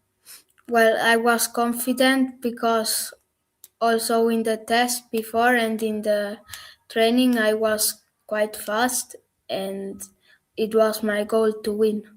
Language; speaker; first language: English; non-native, learner; German